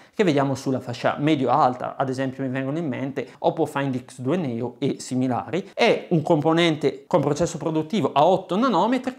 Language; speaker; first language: Italian; native; Italian